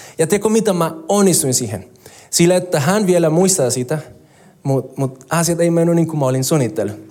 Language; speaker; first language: Finnish; non-native, fluent; Spanish